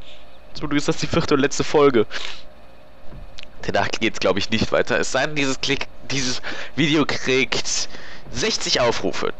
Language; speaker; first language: German; native; German